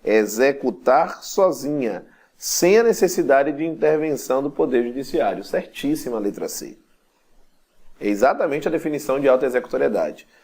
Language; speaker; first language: Portuguese; native; Portuguese